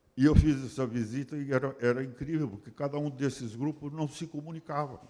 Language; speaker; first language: Portuguese; early bilingual, other home language; Spanish